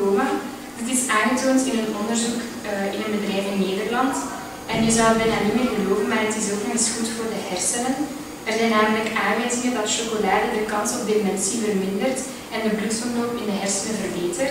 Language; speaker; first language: Dutch; native; Dutch